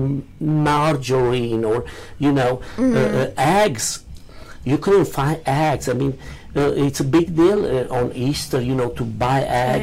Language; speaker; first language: English; non-native, learner; Romanian